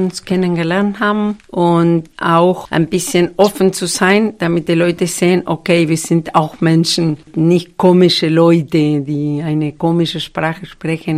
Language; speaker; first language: German; non-native, fluent; Spanish